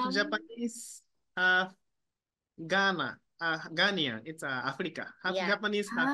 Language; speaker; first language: English; non-native, learner; Japanese